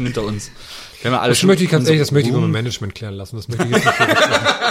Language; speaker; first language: German; native; German